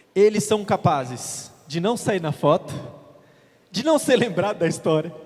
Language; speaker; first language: Portuguese; native; Portuguese